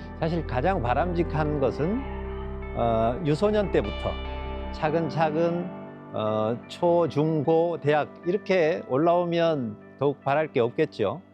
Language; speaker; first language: Korean; native; Korean